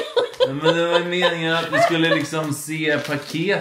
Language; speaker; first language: Swedish; native; Swedish